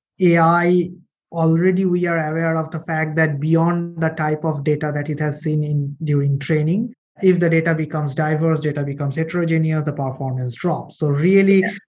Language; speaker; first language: English; non-native, local second language; Bangla